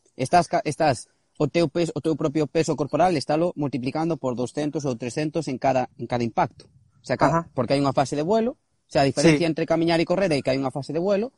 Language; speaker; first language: Galician; native; Galician